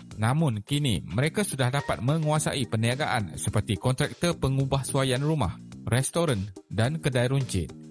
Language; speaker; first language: Malay; native; Malay